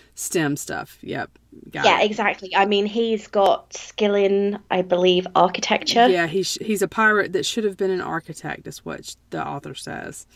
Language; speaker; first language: English; native; English